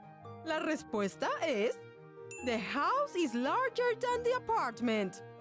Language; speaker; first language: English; non-native, fluent; Spanish